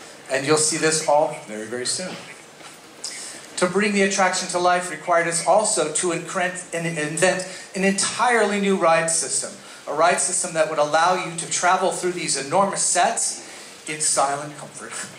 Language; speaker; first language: English; native; English